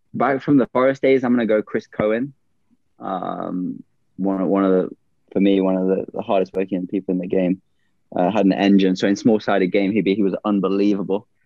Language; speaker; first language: English; native; English